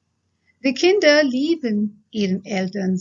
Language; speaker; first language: German; non-native, fluent; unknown